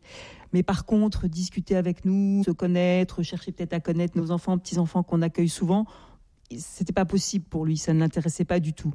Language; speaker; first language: French; native; French